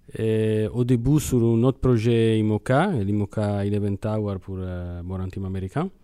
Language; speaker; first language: French; non-native, fluent; Italian